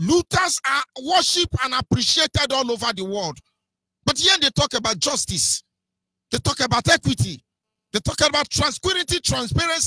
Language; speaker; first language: English; non-native, local second language; Igbo